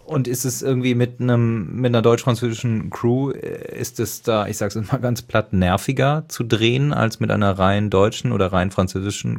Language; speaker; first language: German; native; German